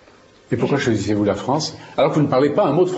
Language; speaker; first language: French; native; French